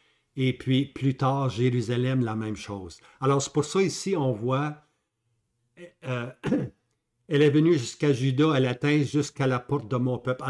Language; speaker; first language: French; native; French